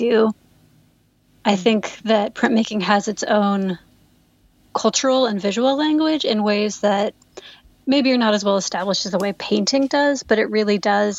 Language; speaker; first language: English; native; English